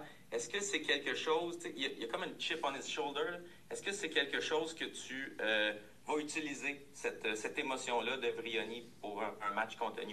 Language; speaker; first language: French; native; French